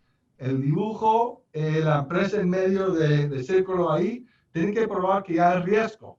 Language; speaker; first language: Spanish; non-native, fluent; English